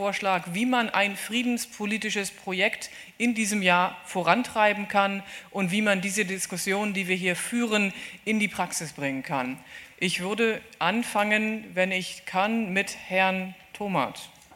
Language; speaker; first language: German; native; German